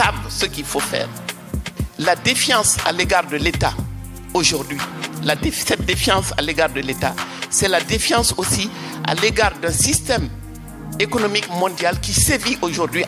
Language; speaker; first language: French; non-native, local second language; Bambara